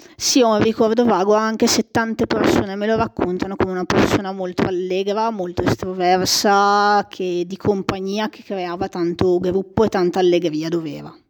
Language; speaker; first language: Italian; native; Italian